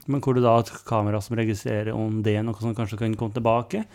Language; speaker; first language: Norwegian; native; Norwegian